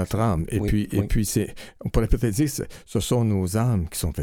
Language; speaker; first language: French; native; French